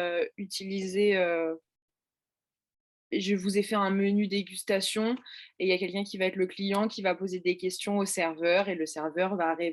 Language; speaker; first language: French; native; French